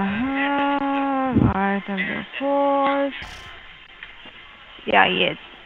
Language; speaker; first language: German; non-native, learner; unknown